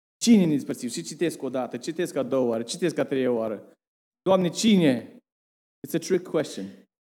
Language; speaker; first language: Romanian; early bilingual, heritage; Romanian